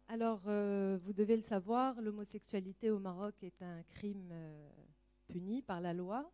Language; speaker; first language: French; non-native, local second language; Arabic